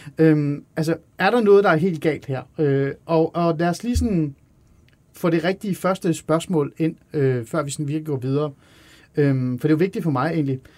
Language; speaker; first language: Danish; early bilingual, other home language; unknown